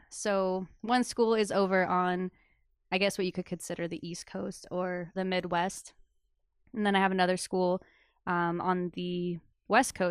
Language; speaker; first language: English; native; English